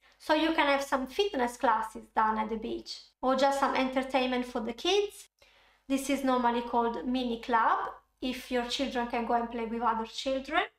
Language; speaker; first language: English; non-native, fluent; Italian